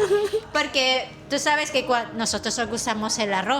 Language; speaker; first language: Spanish; non-native, fluent; Filipino